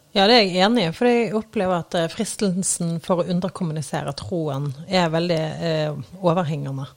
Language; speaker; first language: Norwegian; native; Norwegian